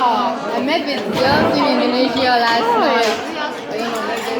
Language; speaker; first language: English; non-native, learner; Indonesian